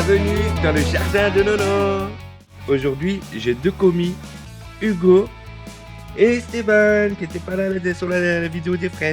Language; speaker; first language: French; native; French